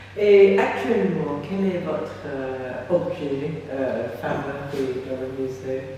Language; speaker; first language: French; non-native, fluent; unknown